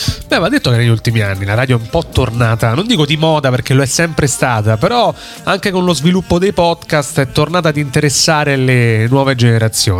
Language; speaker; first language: Italian; native; Italian